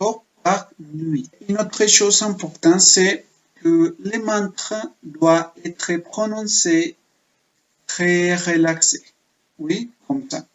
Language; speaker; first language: French; non-native, fluent; Spanish